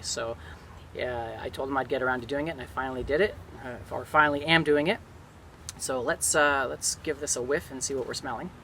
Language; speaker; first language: English; native; English